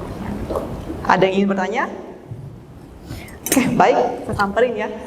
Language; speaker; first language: Indonesian; native; Indonesian